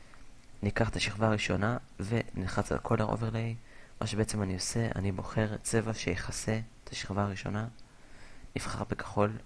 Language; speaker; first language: Hebrew; native; Hebrew